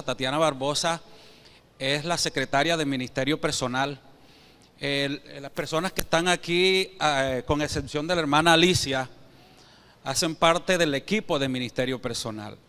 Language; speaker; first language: Spanish; native; Spanish